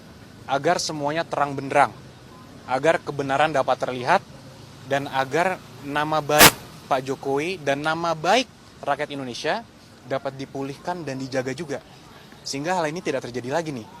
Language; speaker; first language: Indonesian; native; Indonesian